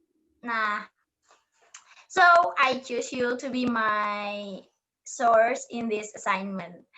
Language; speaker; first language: English; non-native, learner; Indonesian